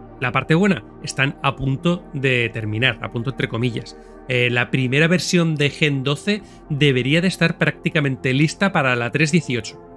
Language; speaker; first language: Spanish; native; Spanish